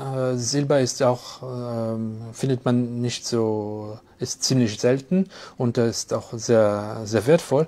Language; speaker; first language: German; non-native, fluent; French